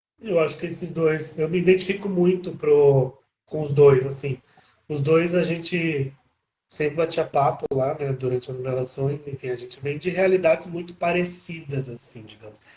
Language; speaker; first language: Portuguese; native; Portuguese